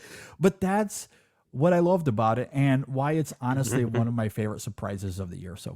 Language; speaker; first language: English; native; English